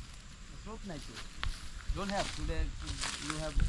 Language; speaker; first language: English; non-native, learner; Bangla